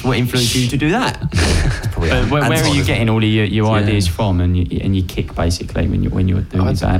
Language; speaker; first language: English; native; English